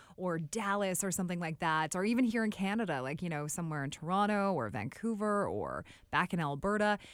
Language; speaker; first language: English; native; English